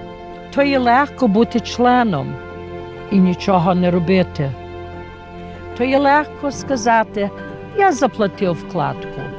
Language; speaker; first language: Ukrainian; early bilingual, heritage; Ukrainian